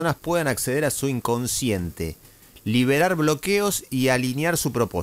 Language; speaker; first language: Spanish; native; Spanish